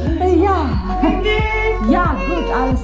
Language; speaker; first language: German; non-native, learner; Tibetan